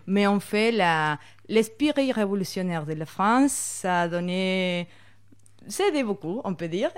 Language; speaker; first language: French; non-native, fluent; Spanish